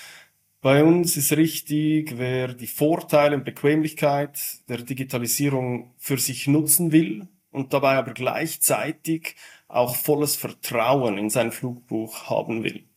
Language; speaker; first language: German; native; German